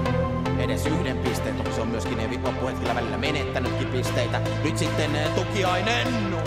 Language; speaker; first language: Finnish; native; Finnish